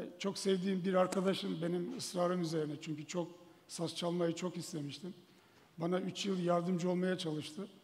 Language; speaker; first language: Turkish; native; Turkish